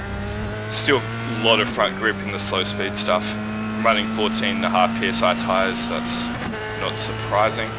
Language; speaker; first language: English; native; English